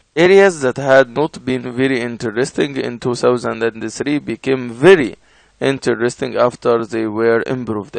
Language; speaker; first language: English; non-native, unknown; Arabic